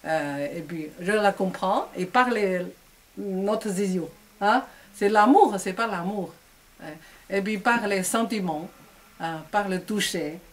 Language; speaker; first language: French; non-native, learner; Chinese